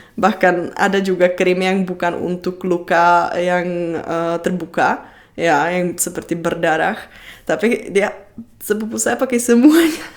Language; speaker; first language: Indonesian; non-native, fluent; Czech